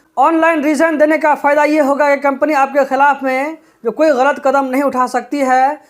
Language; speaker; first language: Hindi; native; Hindi